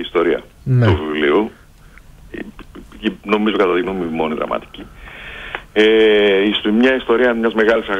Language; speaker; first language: Greek; native; Greek